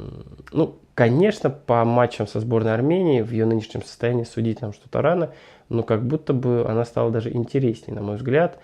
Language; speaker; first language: Russian; native; Russian